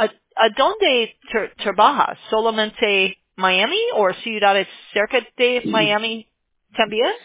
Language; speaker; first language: Spanish; non-native, learner; English